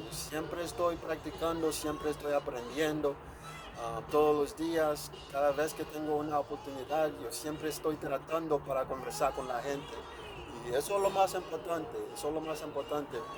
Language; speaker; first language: Spanish; non-native, fluent; Haitian Creole